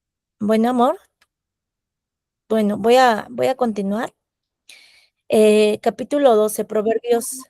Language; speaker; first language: Spanish; native; Spanish